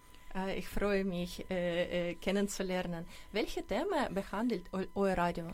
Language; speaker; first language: German; non-native, learner; Ukrainian